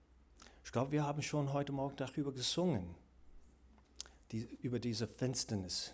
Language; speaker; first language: German; non-native, fluent; English